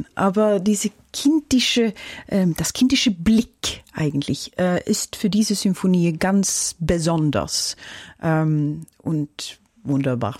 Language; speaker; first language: German; non-native, fluent; Norwegian